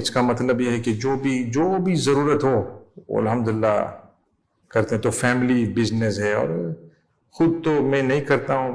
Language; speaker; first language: Urdu; non-native, fluent; English